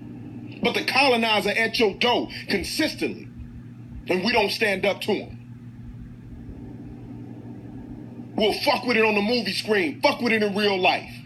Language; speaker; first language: English; native; English